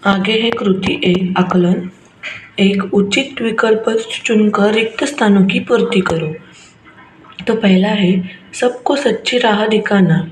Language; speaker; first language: Hindi; non-native, local second language; Marathi